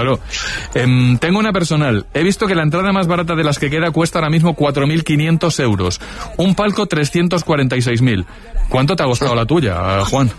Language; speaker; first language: Spanish; native; Spanish